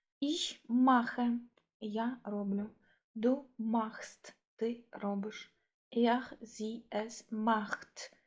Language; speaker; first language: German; non-native, fluent; Ukrainian